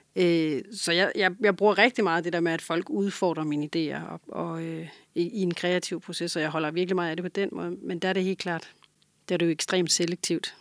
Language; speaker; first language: Danish; native; Danish